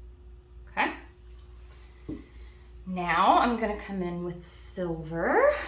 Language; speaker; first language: English; native; English